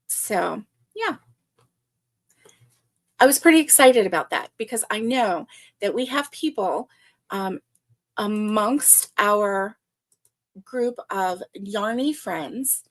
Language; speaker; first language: English; native; English